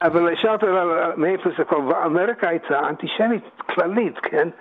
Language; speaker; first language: Hebrew; non-native, fluent; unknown